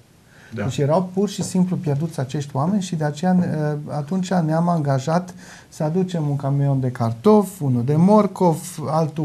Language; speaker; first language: Romanian; non-native, local second language; German